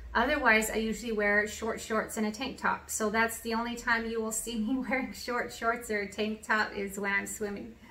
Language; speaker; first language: English; native; English